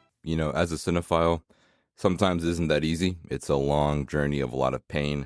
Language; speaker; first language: English; native; English